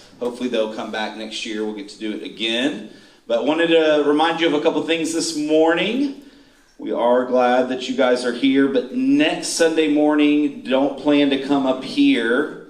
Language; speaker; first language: English; native; English